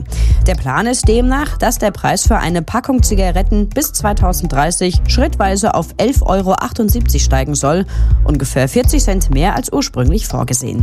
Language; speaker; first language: German; native; German